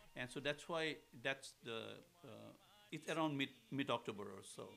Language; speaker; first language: English; non-native, local second language; Assamese